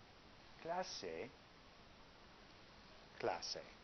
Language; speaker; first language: Spanish; non-native, fluent; English